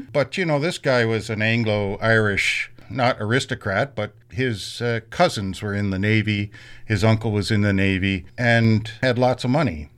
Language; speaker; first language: English; native; English